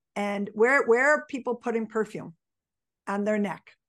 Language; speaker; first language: English; native; English